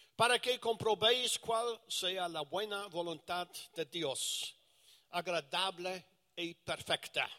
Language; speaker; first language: Spanish; non-native, learner; English